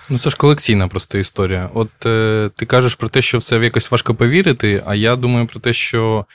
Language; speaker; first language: Ukrainian; native; Ukrainian